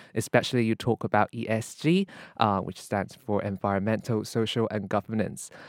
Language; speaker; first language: English; non-native, local second language; Cantonese